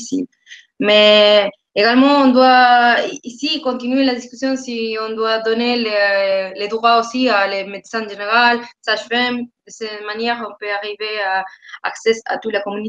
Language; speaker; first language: French; non-native, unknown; Spanish